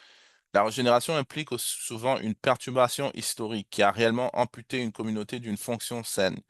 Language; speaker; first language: French; native; French